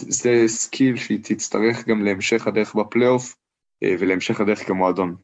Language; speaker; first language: Hebrew; native; Hebrew